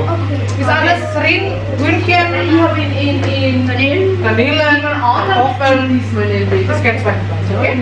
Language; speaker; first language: German; non-native, learner; Indonesian